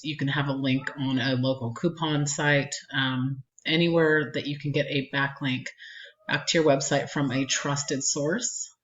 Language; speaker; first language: English; native; English